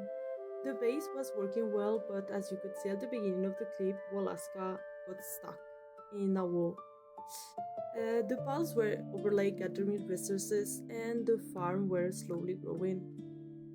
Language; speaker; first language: English; non-native, fluent; Spanish